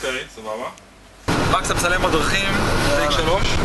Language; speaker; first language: Hebrew; native; Hebrew